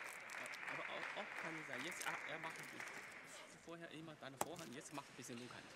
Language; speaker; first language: German; non-native, learner; Chinese